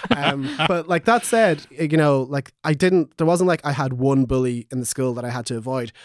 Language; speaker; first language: English; native; English